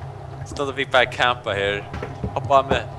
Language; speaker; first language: Swedish; non-native, learner; Faroese